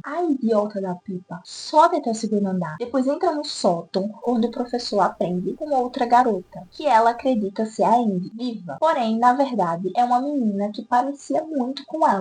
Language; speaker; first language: Portuguese; native; Portuguese